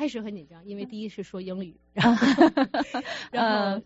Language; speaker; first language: Chinese; native; Chinese